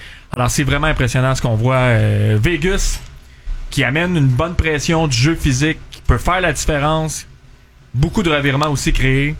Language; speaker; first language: French; native; French